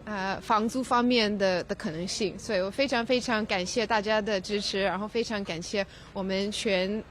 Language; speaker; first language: Chinese; early bilingual, heritage; English